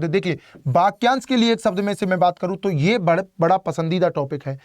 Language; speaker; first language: Hindi; native; Hindi